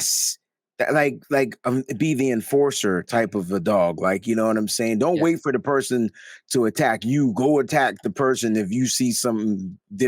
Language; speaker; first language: English; native; English